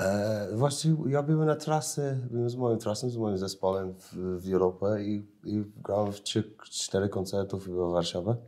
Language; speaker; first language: Polish; non-native, learner; English